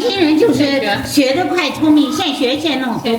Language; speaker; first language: Chinese; native; Chinese